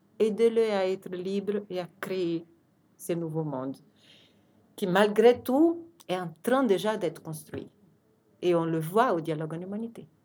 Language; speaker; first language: French; non-native, fluent; Portuguese